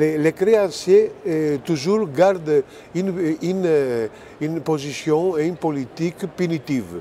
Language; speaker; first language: French; non-native, fluent; Greek